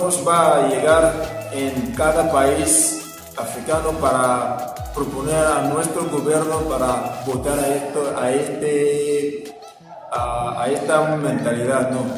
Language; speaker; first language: Spanish; non-native, learner; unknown